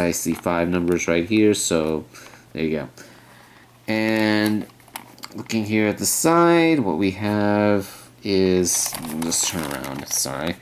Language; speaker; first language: English; native; English